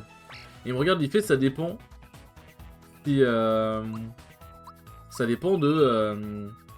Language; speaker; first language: French; native; French